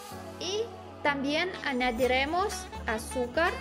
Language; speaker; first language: Spanish; non-native, learner; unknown